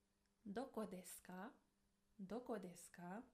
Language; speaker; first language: Japanese; non-native, fluent; English